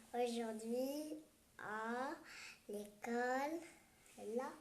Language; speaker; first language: French; non-native, learner; Vietnamese